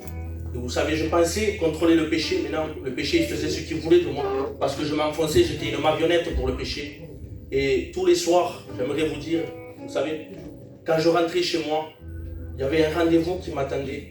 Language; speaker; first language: French; native; French